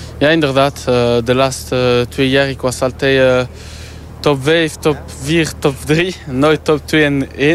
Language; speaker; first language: Dutch; non-native, learner; French